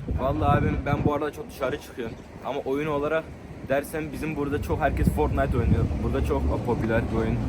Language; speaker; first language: Turkish; early bilingual, heritage; Turkish